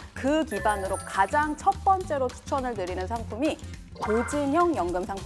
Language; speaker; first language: Korean; native; Korean